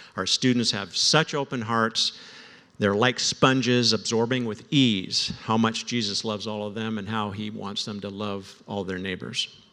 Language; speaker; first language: English; native; English